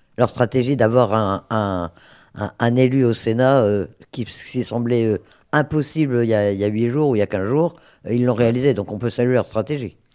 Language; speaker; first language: French; native; French